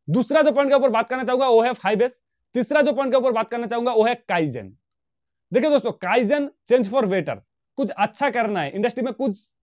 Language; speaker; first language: Hindi; non-native, local second language; Bangla